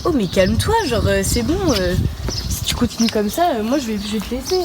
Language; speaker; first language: French; native; French